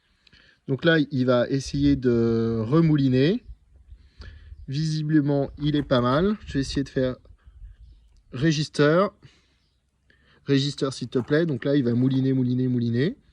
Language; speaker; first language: French; native; French